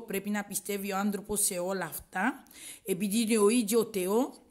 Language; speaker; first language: Greek; non-native, learner; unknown